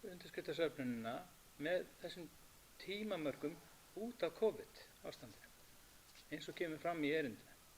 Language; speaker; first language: Icelandic; native; Icelandic